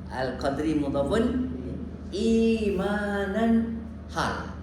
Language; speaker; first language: Arabic; non-native, fluent; Malay